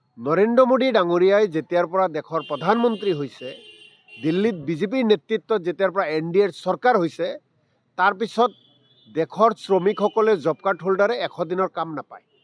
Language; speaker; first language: Assamese; native; Assamese